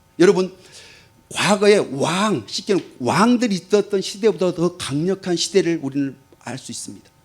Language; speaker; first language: Korean; native; Korean